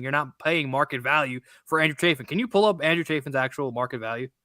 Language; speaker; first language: English; native; English